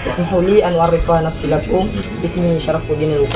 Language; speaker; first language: Arabic; non-native, learner; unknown